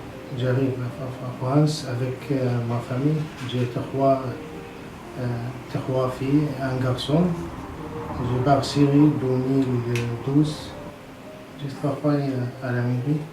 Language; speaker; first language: French; non-native, learner; Arabic